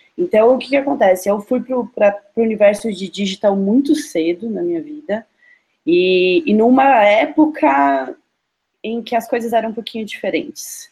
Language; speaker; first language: Portuguese; native; Portuguese